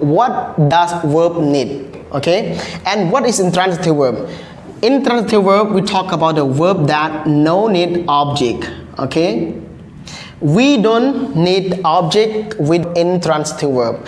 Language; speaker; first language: English; non-native, learner; Khmer